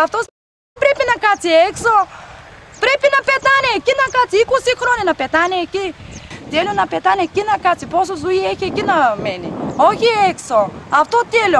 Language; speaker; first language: Greek; non-native, learner; Bulgarian